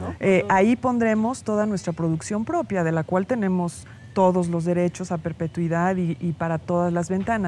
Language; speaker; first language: Spanish; native; Spanish